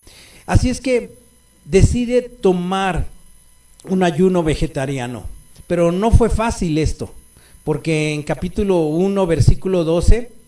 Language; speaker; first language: Spanish; native; Spanish